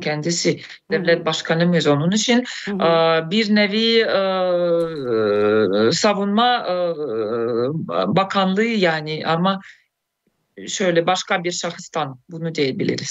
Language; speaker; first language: Turkish; non-native, fluent; Russian